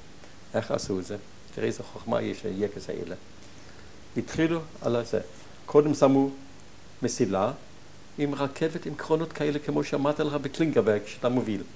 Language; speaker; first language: Hebrew; non-native, fluent; German